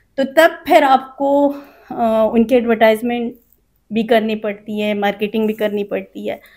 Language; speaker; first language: Urdu; non-native, local second language; Khowar